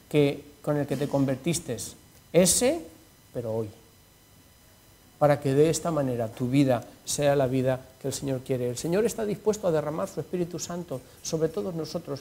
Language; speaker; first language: Spanish; native; Spanish